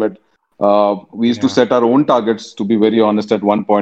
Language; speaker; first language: English; non-native, local second language; Tamil